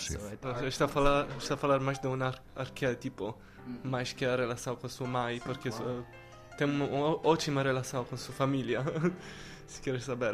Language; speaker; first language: Portuguese; non-native, learner; Italian